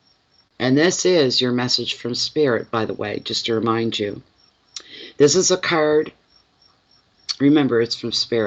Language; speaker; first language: English; native; English